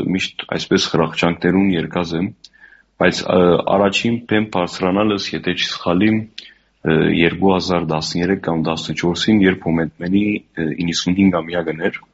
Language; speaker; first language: Armenian; native; Armenian